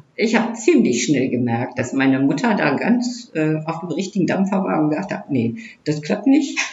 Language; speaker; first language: German; native; German